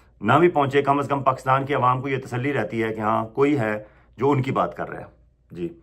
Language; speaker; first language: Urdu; non-native, local second language; Punjabi